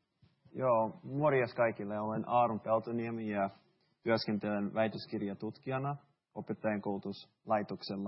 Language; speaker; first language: Finnish; early bilingual, heritage; Finnish